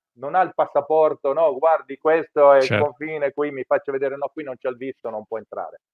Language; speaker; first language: Italian; native; Italian